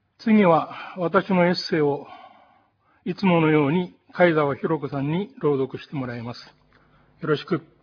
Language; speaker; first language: Japanese; native; Japanese